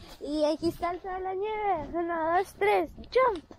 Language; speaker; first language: Spanish; early bilingual, heritage; Spanish